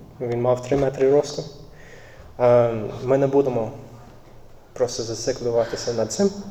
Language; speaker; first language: Ukrainian; non-native, fluent; English